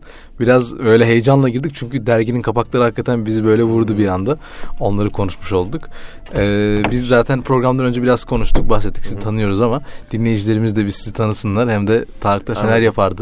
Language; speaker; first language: Turkish; native; Turkish